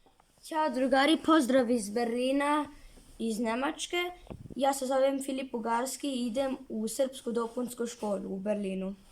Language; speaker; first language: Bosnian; early bilingual, heritage; Serbian